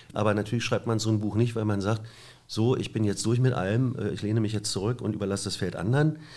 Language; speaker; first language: German; native; German